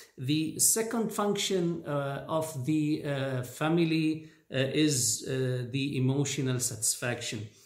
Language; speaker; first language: English; non-native, fluent; Arabic